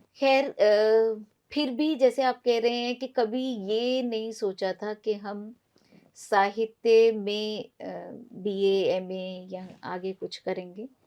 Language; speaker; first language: Hindi; non-native, local second language; Punjabi